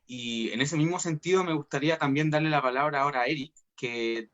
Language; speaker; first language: Spanish; native; Spanish